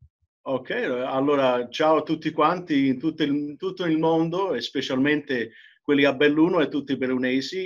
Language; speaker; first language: Italian; early bilingual, heritage; English